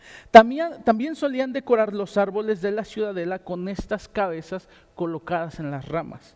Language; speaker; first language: Spanish; native; Spanish